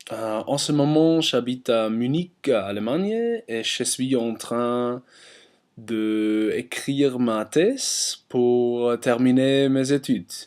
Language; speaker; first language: French; non-native, learner; German